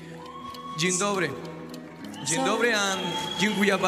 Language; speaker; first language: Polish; non-native, learner; Spanish